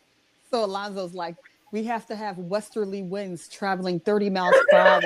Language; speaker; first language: English; native; English